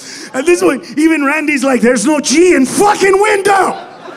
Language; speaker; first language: English; early bilingual, other home language; Spanish